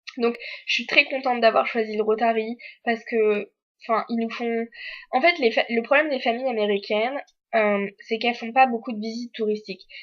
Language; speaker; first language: French; native; French